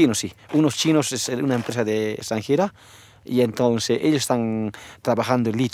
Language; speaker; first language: Spanish; non-native, local second language; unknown